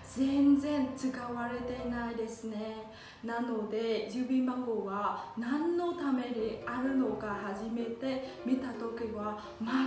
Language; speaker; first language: Japanese; non-native, fluent; Vietnamese